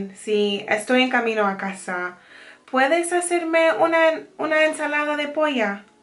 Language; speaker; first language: Spanish; non-native, fluent; English